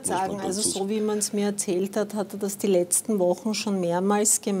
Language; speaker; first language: German; native; German